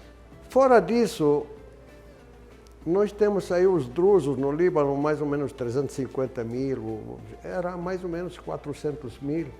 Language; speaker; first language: Portuguese; non-native, fluent; Arabic